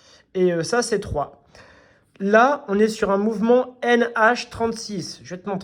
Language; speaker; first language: French; native; French